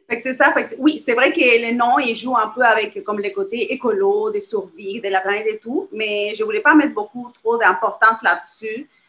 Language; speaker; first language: French; non-native, fluent; Spanish